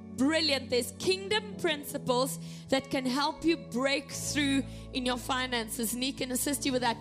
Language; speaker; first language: English; non-native, local second language; Afrikaans